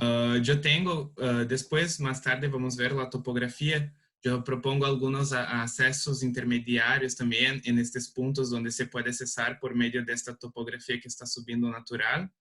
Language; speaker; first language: Spanish; non-native, learner; Portuguese